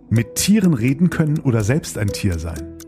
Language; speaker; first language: German; native; German